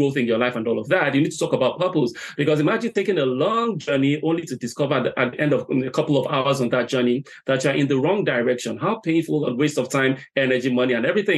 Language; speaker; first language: English; non-native, local second language; Yoruba